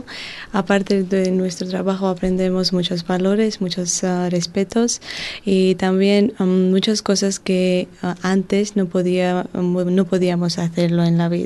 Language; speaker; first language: Spanish; non-native, learner; Georgian